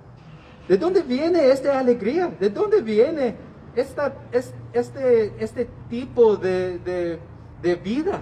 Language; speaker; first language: Spanish; non-native, learner; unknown